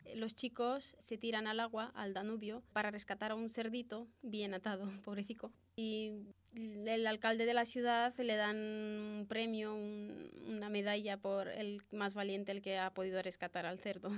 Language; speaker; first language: Spanish; non-native, fluent; Romanian